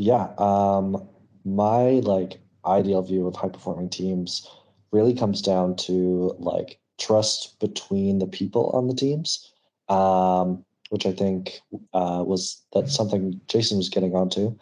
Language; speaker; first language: English; native; English